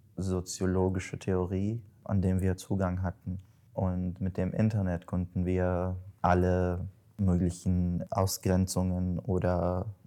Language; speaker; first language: German; non-native, learner; Arabic